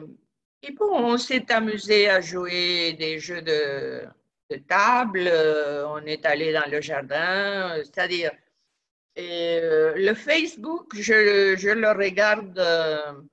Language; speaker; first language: French; non-native, fluent; Spanish